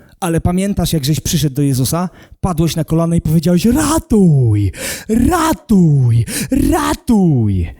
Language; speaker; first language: Polish; native; Polish